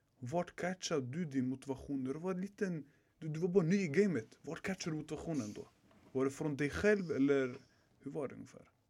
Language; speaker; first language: Swedish; early bilingual, other home language; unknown